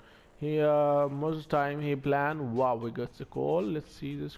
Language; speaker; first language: English; non-native, learner; Arabic